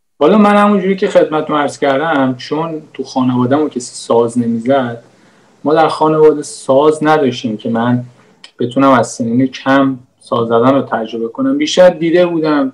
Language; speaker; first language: Persian; native; Persian